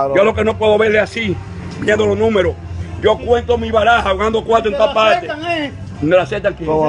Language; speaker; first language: Spanish; native; Spanish